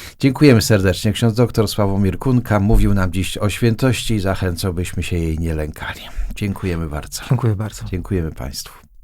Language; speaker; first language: Polish; native; Polish